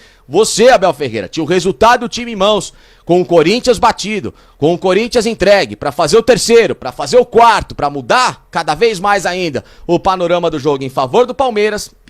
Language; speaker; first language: Portuguese; native; Portuguese